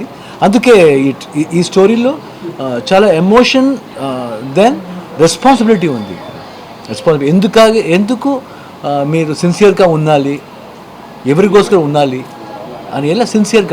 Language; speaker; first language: Telugu; non-native, learner; Kannada